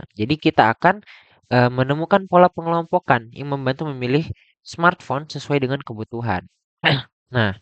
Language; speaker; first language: Indonesian; native; Indonesian